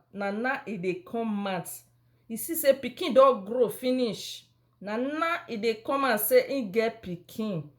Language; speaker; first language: Nigerian Pidgin; non-native, local second language; Bini